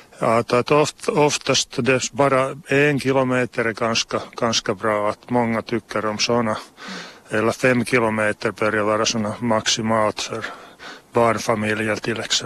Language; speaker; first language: Swedish; non-native, local second language; Finnish